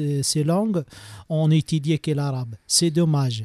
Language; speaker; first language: French; non-native, learner; Arabic